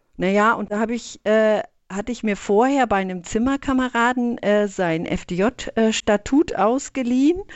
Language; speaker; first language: German; native; German